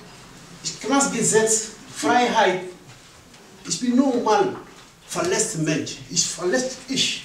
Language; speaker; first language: German; non-native, learner; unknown